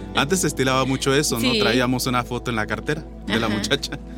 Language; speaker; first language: Spanish; non-native, local second language; Nahuatl languages